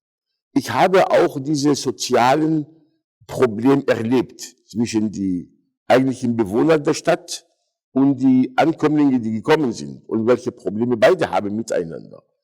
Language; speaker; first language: German; non-native, fluent; Arabic